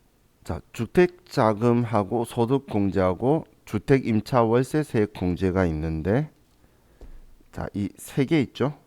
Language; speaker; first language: Korean; native; Korean